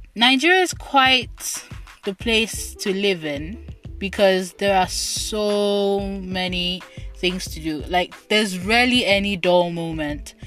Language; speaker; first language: English; non-native, local second language; Igbo